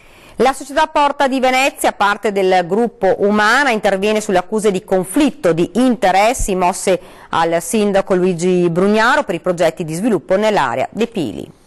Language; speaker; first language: Italian; native; Italian